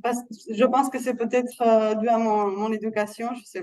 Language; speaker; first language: French; non-native, fluent; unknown